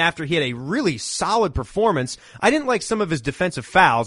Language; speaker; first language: English; native; English